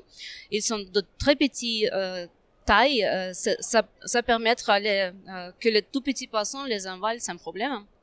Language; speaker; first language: French; non-native, fluent; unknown